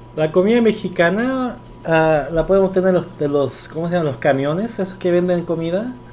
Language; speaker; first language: Spanish; early bilingual, other home language; Korean